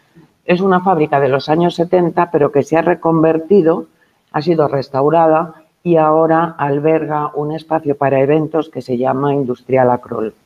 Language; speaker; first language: Spanish; native; Spanish